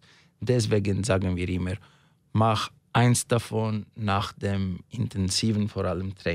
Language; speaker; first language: German; non-native, fluent; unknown